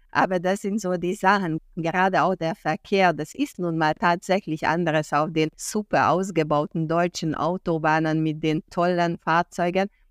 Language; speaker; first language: German; non-native, fluent; Hungarian